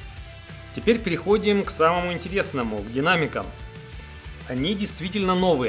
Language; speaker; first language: Russian; native; Russian